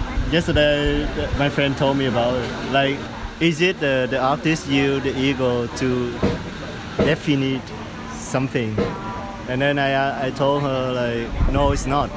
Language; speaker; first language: English; non-native, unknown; Vietnamese